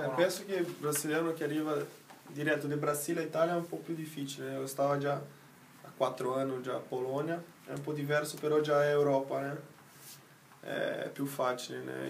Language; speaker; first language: Italian; non-native, learner; Portuguese